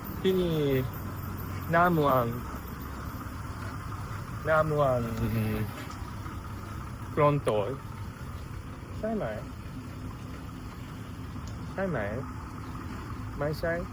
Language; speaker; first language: Thai; non-native, learner; Japanese